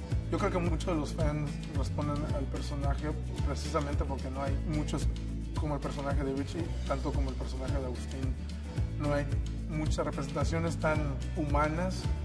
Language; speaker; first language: Spanish; early bilingual, heritage; Spanish